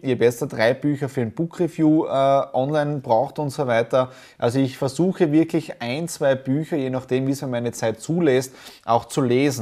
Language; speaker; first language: German; native; German